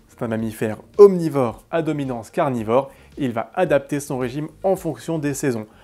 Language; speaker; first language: French; native; French